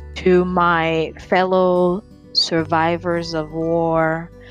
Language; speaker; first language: English; early bilingual, other home language; Rundi